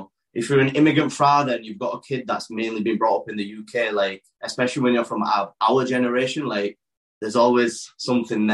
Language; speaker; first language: English; native; English